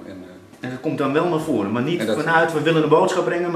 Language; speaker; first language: Dutch; native; Dutch